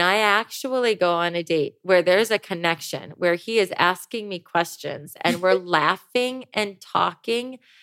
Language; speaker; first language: English; native; English